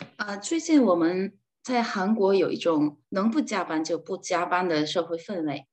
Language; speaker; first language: Chinese; non-native, fluent; Korean